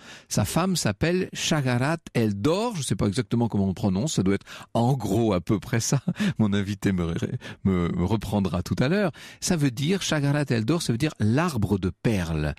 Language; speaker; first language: French; native; French